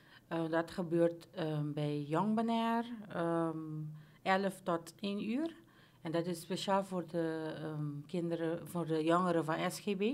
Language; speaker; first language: Dutch; non-native, local second language; Papiamento